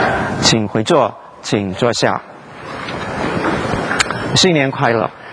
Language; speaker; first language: Chinese; native; Chinese